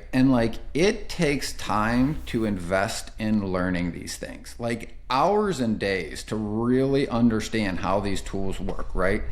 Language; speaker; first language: English; native; English